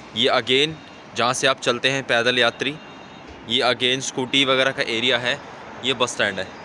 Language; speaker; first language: Hindi; native; Hindi